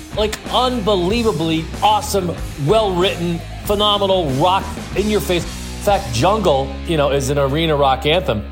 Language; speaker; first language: English; native; English